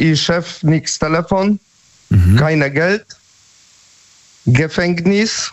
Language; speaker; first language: German; non-native, learner; Polish